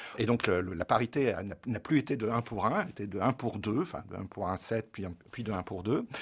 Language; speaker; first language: French; native; French